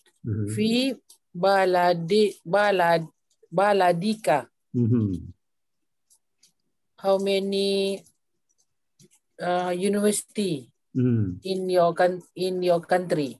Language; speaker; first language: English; non-native, learner; Malay